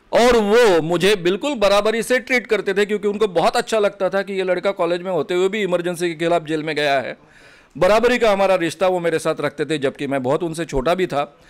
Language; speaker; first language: Hindi; non-native, local second language; Marathi